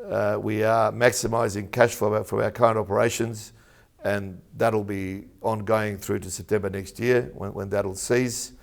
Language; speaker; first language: English; native; English